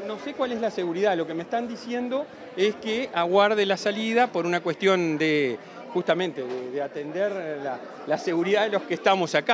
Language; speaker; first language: Spanish; native; Spanish